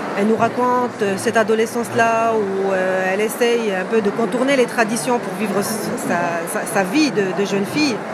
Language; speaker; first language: French; non-native, local second language; Arabic